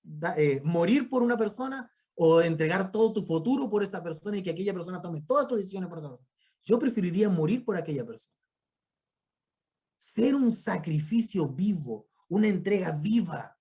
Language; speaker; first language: Spanish; native; Spanish